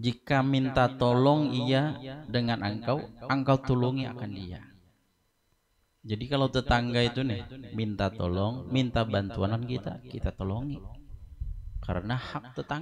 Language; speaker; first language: Indonesian; non-native, local second language; Banjar